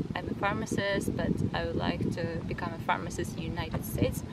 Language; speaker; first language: English; non-native, fluent; Kazakh